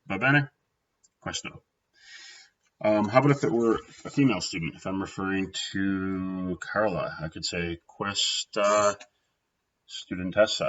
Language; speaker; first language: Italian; non-native, fluent; English